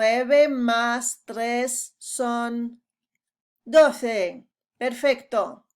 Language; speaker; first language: Spanish; non-native, fluent; English